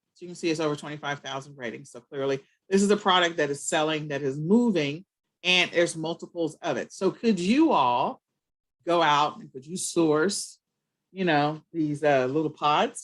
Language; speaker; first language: English; native; English